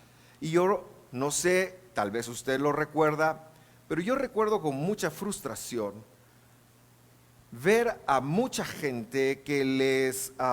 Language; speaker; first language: Spanish; native; Spanish